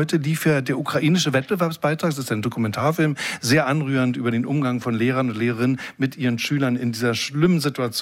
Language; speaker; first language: German; native; German